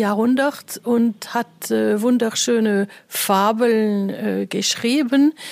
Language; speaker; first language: German; non-native, fluent; French